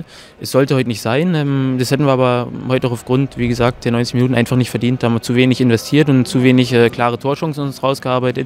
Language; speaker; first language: German; native; German